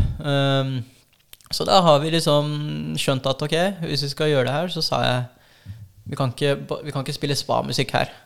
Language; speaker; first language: Norwegian; early bilingual, other home language; Filipino